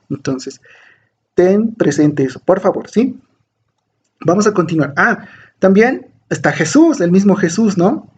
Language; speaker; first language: Spanish; native; Spanish